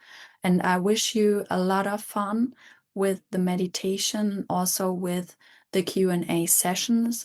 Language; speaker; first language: English; non-native, fluent; German